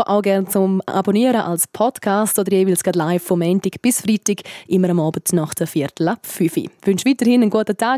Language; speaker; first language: German; native; German